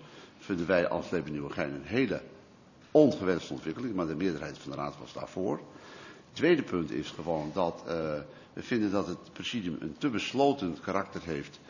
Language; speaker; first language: Dutch; native; Dutch